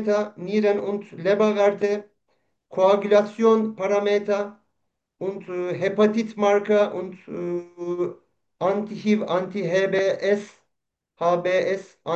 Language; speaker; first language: German; non-native, fluent; Turkish